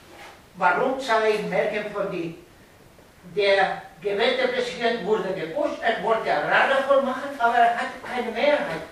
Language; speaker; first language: German; non-native, learner; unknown